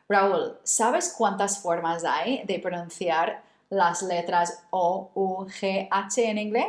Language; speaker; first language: Spanish; non-native, fluent; English